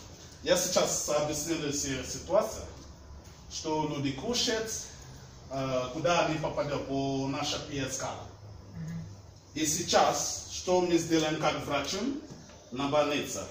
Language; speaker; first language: Russian; non-native, learner; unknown